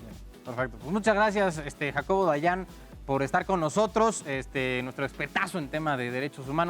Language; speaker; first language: Spanish; native; Spanish